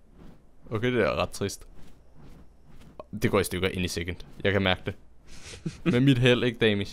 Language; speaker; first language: Danish; native; Danish